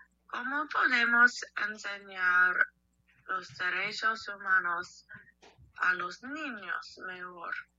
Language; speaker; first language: Spanish; non-native, learner; English